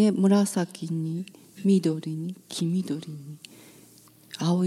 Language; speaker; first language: Japanese; native; Japanese